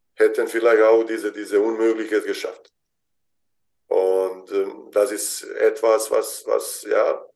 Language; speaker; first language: German; non-native, fluent; Bosnian